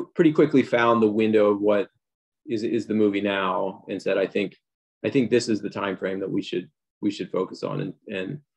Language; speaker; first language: English; native; English